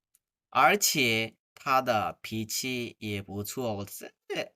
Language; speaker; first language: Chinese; non-native, fluent; Bangla